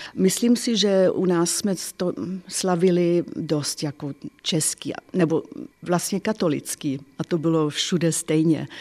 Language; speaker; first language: Czech; non-native, fluent; German